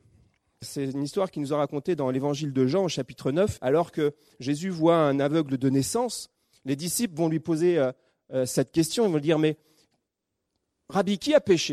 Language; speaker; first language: French; native; French